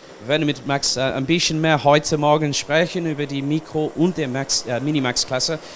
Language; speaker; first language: German; non-native, learner; English